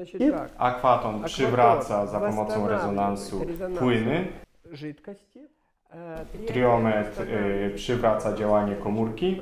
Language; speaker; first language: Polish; non-native, fluent; Russian